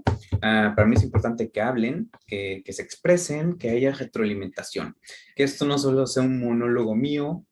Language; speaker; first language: Spanish; native; Spanish